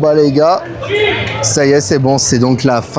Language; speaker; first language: French; native; French